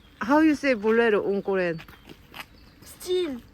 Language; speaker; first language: English; non-native, learner; Korean